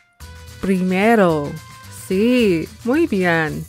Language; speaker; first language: Spanish; non-native, learner; English